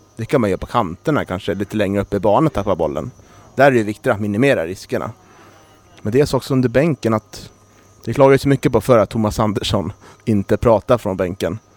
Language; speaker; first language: Swedish; native; Swedish